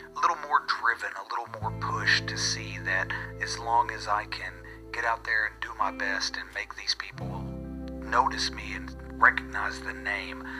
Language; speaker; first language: English; native; English